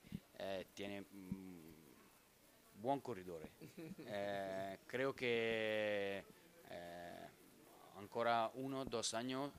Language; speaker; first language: Spanish; non-native, learner; Italian